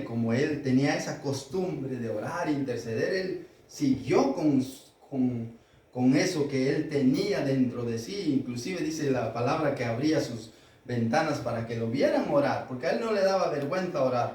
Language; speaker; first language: Spanish; native; Spanish